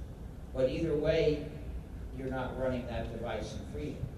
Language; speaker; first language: English; native; English